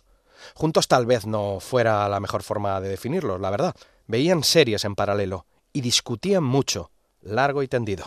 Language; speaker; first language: Spanish; native; Spanish